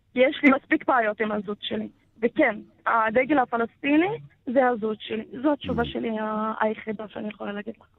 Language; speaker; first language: Hebrew; non-native, local second language; Arabic